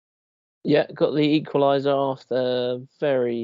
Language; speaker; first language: English; native; English